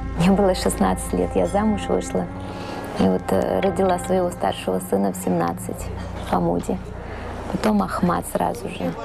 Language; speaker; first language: Russian; early bilingual, heritage; Russian